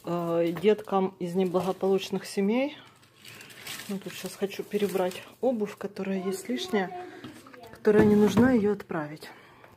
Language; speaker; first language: Russian; native; Russian